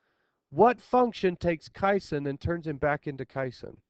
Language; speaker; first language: English; native; English